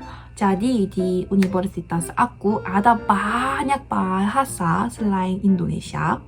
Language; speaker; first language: Indonesian; non-native, fluent; Korean